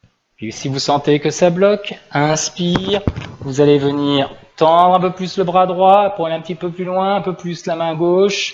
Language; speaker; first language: French; native; French